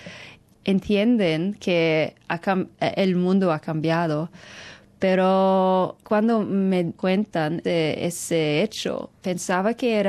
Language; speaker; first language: Spanish; non-native, fluent; English